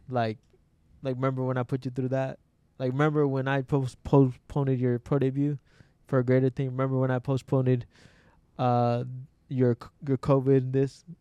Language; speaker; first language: English; native; English